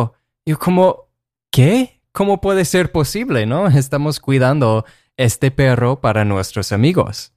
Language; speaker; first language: Spanish; non-native, fluent; English